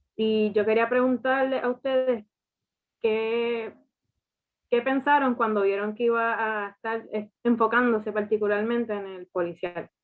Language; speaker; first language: Spanish; early bilingual, heritage; Spanish